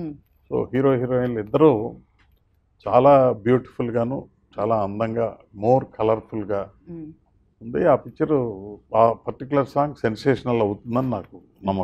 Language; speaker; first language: Telugu; native; Telugu